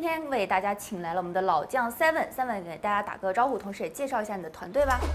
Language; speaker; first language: Chinese; native; Chinese